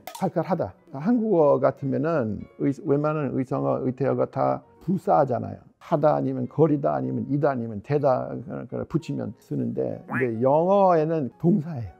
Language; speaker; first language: Korean; non-native, fluent; English